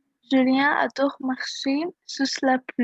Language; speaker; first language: French; non-native, learner; Arabic